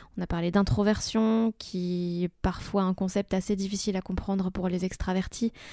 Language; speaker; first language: French; native; French